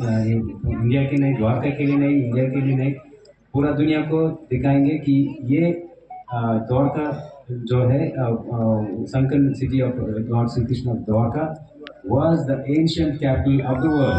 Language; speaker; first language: Hindi; non-native, local second language; Telugu